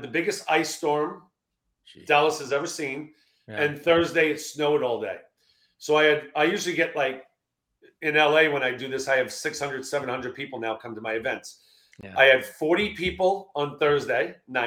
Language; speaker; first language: English; native; English